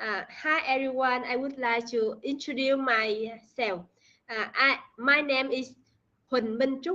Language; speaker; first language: English; non-native, learner; Vietnamese